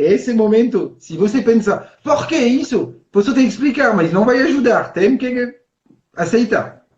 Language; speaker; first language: Portuguese; non-native, fluent; French